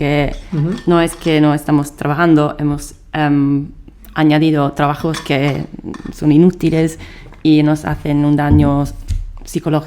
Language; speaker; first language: Spanish; non-native, fluent; Italian